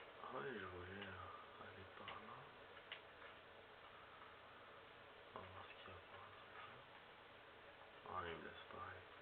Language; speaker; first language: French; native; French